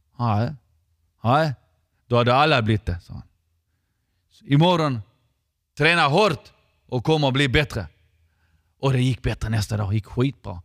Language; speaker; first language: Swedish; non-native, fluent; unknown